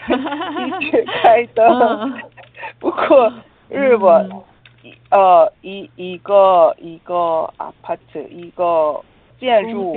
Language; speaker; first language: Chinese; non-native, learner; Korean